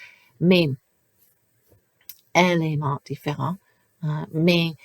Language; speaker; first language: French; non-native, fluent; English